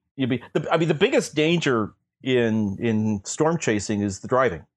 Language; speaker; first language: English; native; English